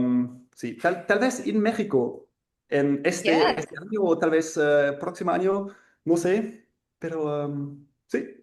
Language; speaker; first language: Spanish; non-native, learner; German